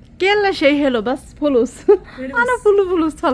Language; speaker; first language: Arabic; non-native, learner; Bangla